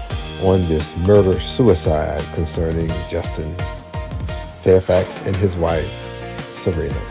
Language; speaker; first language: English; native; English